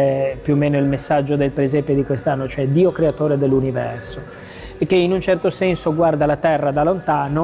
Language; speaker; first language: Italian; native; Italian